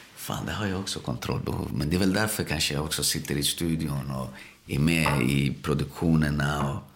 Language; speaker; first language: Swedish; early bilingual, other home language; Spanish